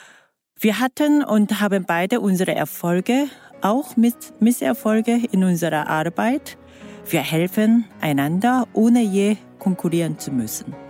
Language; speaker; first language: German; non-native, fluent; Korean